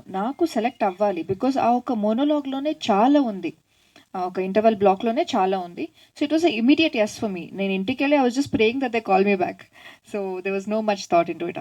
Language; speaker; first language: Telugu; non-native, fluent; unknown